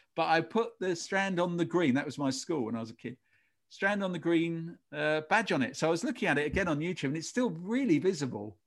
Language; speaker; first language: English; native; English